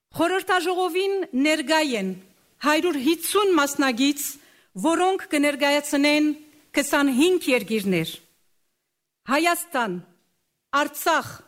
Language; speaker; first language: Armenian; early bilingual, heritage; Armenian